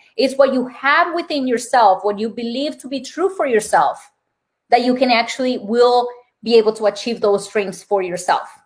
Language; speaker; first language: English; non-native, fluent; Spanish